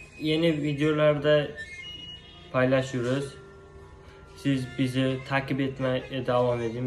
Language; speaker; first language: Turkish; non-native, learner; Uzbek